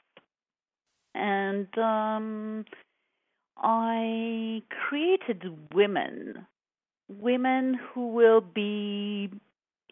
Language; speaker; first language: English; non-native, fluent; French